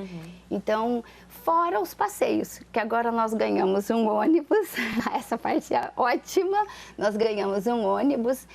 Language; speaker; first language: Portuguese; native; Portuguese